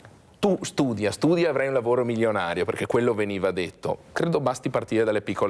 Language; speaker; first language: Italian; native; Italian